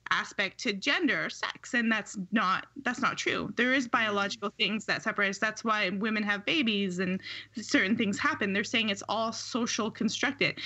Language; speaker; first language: English; native; English